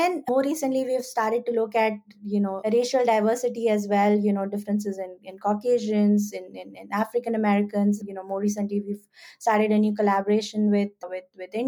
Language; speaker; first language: English; non-native, local second language; Hindi